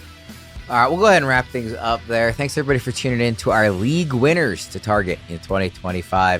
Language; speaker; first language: English; native; English